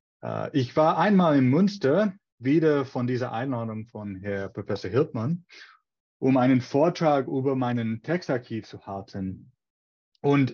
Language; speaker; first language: German; non-native, fluent; English